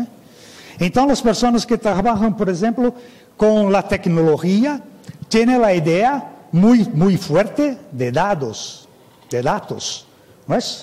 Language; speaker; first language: Spanish; non-native, fluent; Portuguese